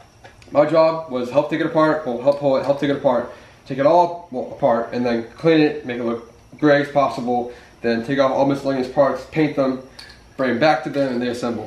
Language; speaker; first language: English; native; English